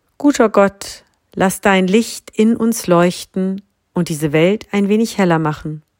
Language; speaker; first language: German; native; German